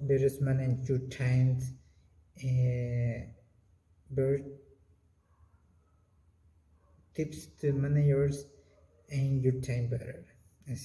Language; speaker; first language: English; non-native, learner; Spanish